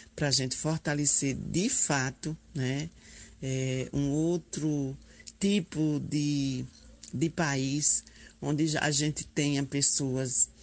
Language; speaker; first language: Portuguese; native; Portuguese